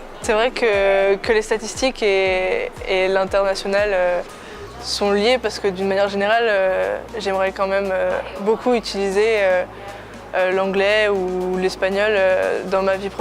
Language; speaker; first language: French; native; French